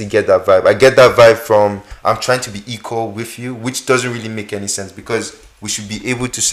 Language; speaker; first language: English; non-native, local second language; Hausa